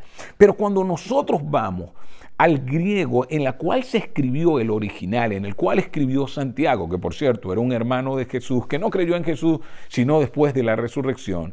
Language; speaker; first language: Spanish; native; Spanish